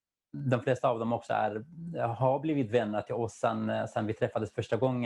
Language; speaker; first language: Swedish; non-native, fluent; Kurdish